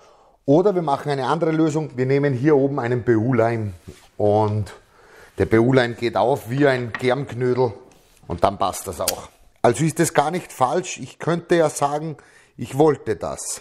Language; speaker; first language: German; native; German